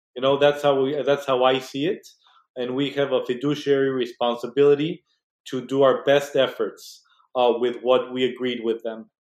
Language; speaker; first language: English; non-native, fluent; Spanish